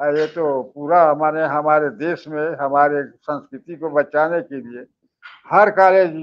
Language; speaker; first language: Hindi; native; Hindi